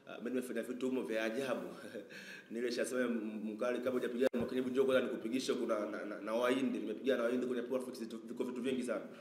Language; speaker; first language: Swahili; native; Swahili